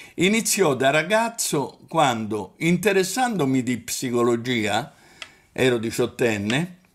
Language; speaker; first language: Italian; native; Italian